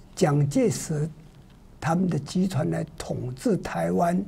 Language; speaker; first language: Chinese; non-native, local second language; Min Nan Chinese